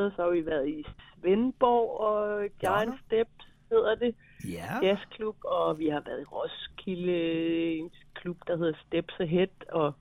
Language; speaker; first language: Danish; native; Danish